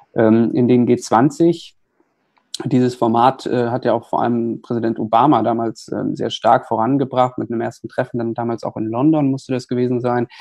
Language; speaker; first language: German; native; German